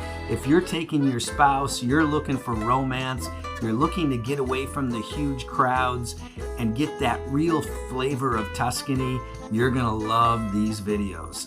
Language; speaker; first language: English; native; English